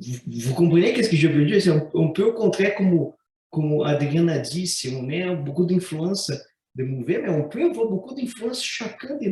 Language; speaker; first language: French; non-native, fluent; Portuguese